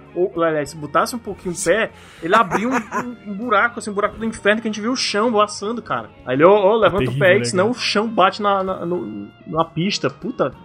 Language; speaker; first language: Portuguese; native; Portuguese